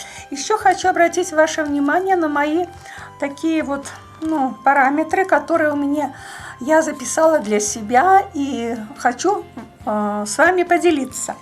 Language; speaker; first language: Russian; native; Russian